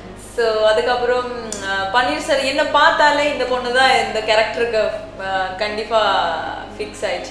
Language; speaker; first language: Tamil; non-native, learner; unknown